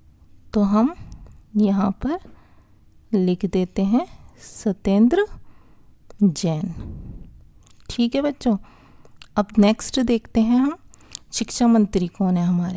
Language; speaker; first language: Hindi; native; Hindi